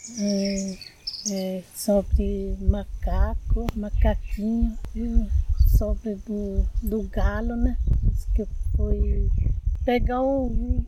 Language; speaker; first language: Portuguese; non-native, local second language; Guarani